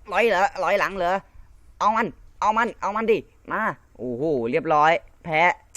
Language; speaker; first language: Thai; non-native, local second language; Lao